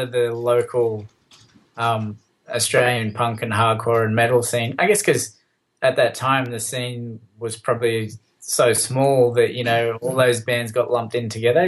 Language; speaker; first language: English; native; English